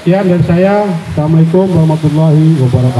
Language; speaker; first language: Indonesian; native; Indonesian